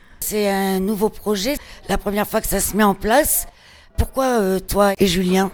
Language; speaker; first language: French; native; French